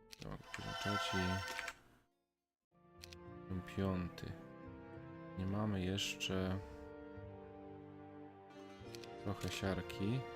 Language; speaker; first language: Polish; native; Polish